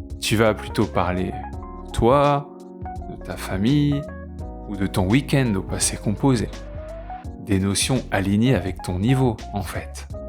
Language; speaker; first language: French; native; French